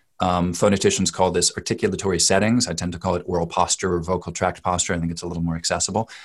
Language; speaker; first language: English; native; English